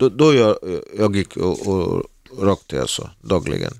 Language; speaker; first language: Swedish; non-native, learner; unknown